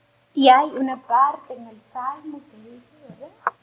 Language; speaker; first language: Spanish; native; Spanish